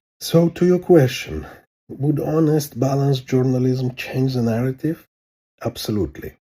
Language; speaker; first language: English; non-native, fluent; Hebrew